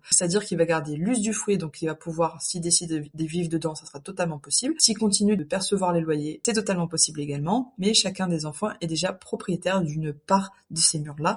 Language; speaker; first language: French; native; French